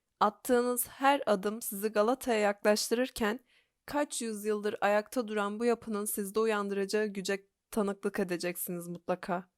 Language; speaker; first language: Turkish; native; Turkish